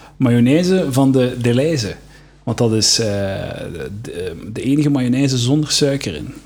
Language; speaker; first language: Dutch; native; Dutch